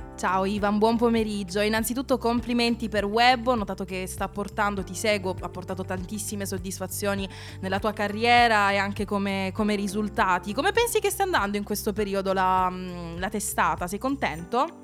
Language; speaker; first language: Italian; native; Italian